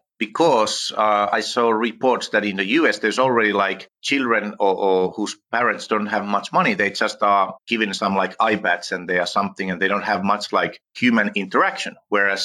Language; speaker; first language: English; non-native, fluent; Finnish